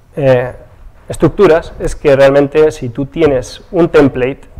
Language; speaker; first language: Spanish; native; Spanish